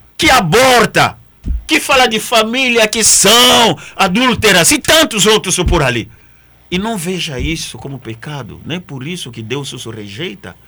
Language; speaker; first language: Portuguese; non-native, fluent; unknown